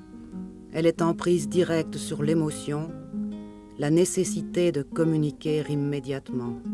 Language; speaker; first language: French; native; French